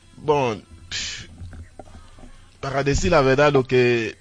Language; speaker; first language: Spanish; non-native, learner; French